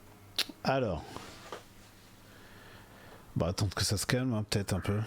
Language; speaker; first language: French; native; French